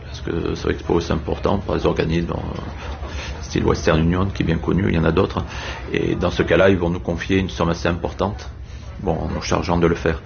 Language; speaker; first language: French; native; French